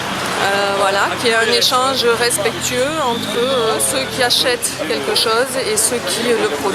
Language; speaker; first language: French; native; French